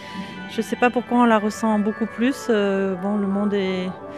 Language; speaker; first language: French; native; French